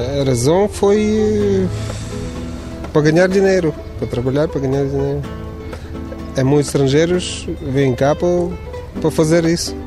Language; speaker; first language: Portuguese; non-native, learner; Ukrainian